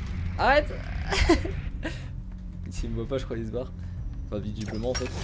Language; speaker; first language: French; native; French